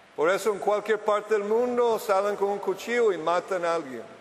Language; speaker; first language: Spanish; non-native, fluent; English